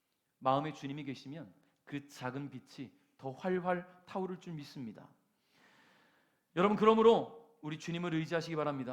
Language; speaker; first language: Korean; native; Korean